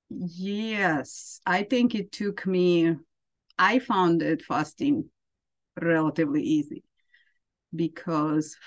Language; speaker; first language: English; non-native, fluent; Ukrainian